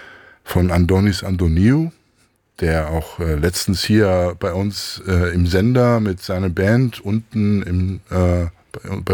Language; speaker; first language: German; non-native, fluent; Greek